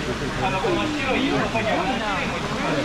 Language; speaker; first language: Japanese; native; Japanese